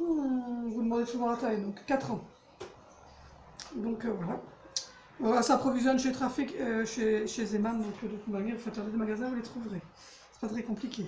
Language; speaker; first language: French; native; French